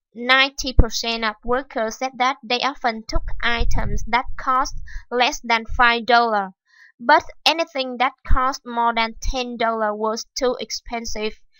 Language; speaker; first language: English; non-native, fluent; Vietnamese